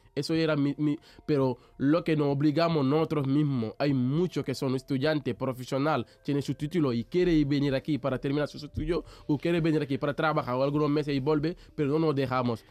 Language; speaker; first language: Spanish; non-native, learner; Wolof